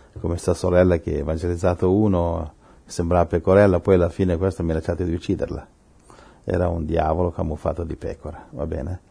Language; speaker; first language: Italian; non-native, fluent; Spanish